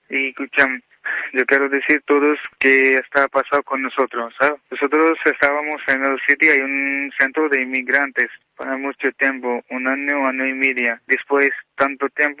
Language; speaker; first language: Spanish; non-native, learner; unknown